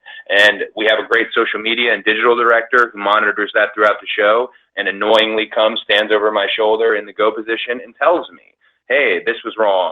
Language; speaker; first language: English; native; English